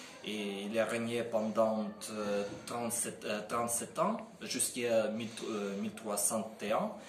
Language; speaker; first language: French; non-native, learner; Ukrainian